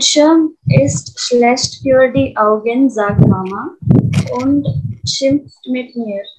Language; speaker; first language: German; non-native, learner; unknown